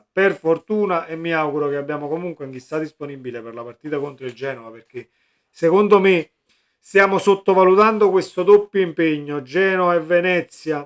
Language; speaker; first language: Italian; native; Italian